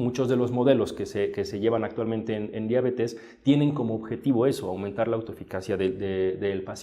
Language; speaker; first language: Spanish; native; Spanish